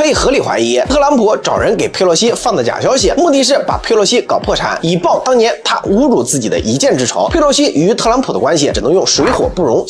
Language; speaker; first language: Chinese; native; Chinese